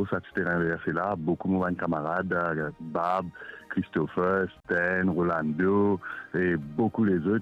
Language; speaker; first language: French; non-native, local second language; Morisyen